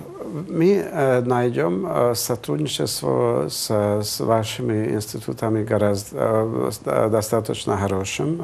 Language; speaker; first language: Russian; non-native, fluent; Hungarian